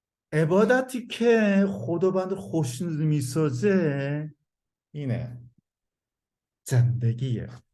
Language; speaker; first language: Persian; non-native, learner; Korean